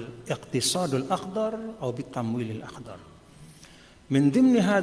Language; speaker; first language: Arabic; non-native, fluent; Sasak